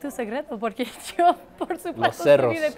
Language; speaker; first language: Spanish; non-native, fluent; English